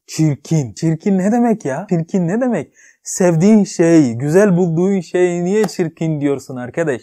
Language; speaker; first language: Turkish; non-native, fluent; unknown